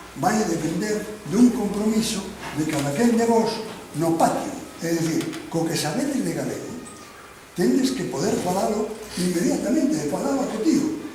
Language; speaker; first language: Galician; non-native, local second language; Spanish